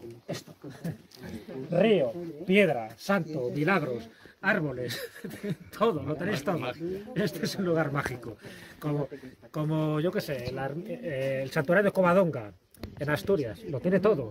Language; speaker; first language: Spanish; native; Spanish